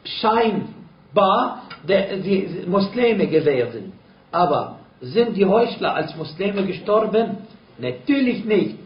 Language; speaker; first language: German; non-native, fluent; Arabic